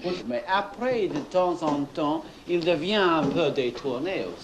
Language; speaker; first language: French; non-native, learner; English